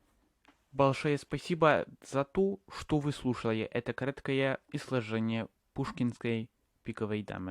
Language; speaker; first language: Russian; non-native, learner; English